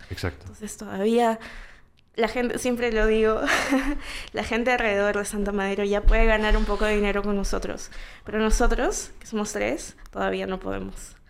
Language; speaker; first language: Spanish; native; Spanish